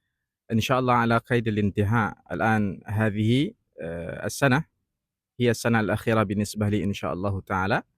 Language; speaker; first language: Arabic; non-native, fluent; Indonesian